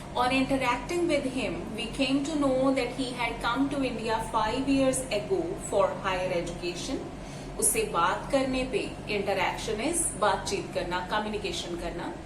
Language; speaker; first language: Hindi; native; Hindi